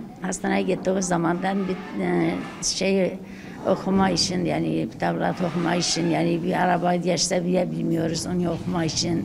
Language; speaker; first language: Turkish; non-native, local second language; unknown